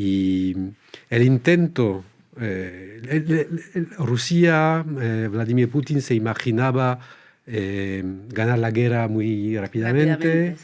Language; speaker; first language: Spanish; non-native, fluent; French